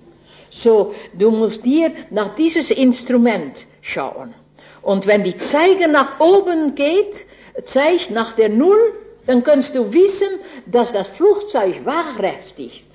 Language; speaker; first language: German; non-native, fluent; Dutch